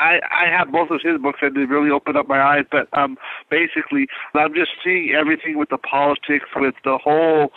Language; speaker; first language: English; native; English